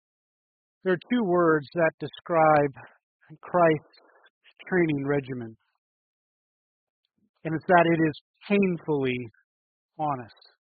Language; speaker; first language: English; native; English